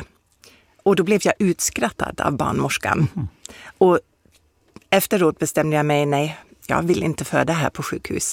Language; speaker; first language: Swedish; non-native, fluent; German